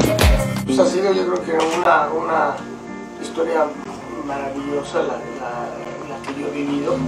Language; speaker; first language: Spanish; native; Spanish